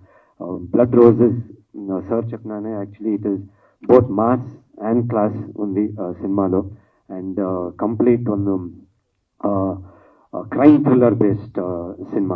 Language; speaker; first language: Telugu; non-native, learner; Kannada